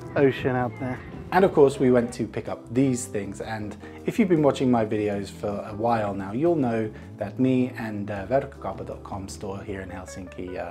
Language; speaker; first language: English; native; English